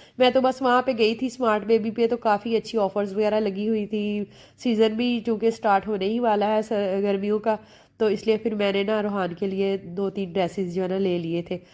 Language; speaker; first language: Urdu; native; Urdu